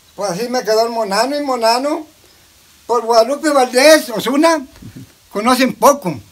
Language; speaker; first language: Spanish; native; Spanish